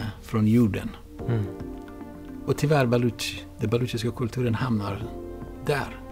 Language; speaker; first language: Swedish; non-native, fluent; Baluchi